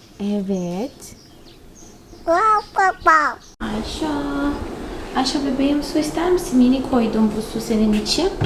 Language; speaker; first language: Turkish; non-native, fluent; Portuguese